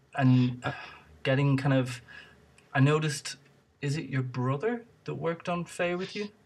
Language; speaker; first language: English; native; English